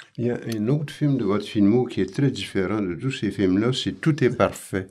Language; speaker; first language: French; native; French